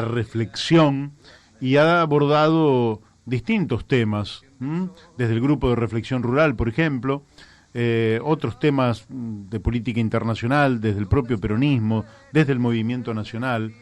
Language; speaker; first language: Spanish; native; Spanish